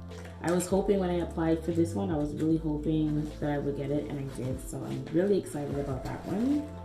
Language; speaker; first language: English; native; English